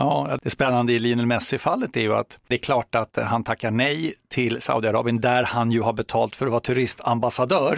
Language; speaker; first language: Swedish; native; Swedish